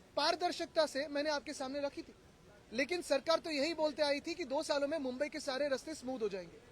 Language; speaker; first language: Hindi; non-native, local second language; Marathi